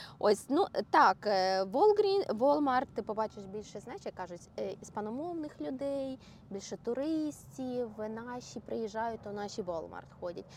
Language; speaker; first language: Ukrainian; native; Ukrainian